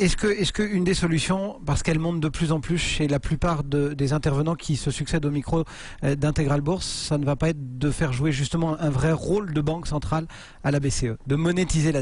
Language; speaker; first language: French; native; French